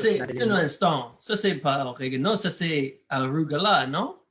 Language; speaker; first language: French; non-native, learner; English